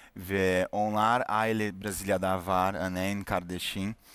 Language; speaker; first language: Turkish; non-native, learner; Portuguese